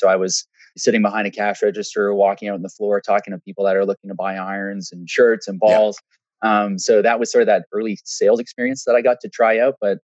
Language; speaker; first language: English; native; English